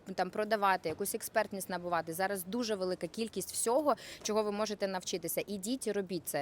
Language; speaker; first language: Ukrainian; native; Ukrainian